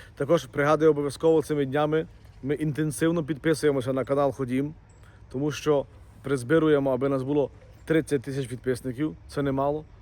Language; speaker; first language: Ukrainian; native; Ukrainian